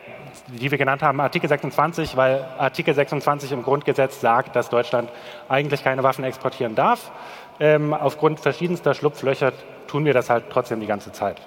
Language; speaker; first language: German; native; German